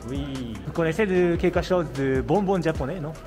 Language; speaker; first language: French; non-native, learner; Japanese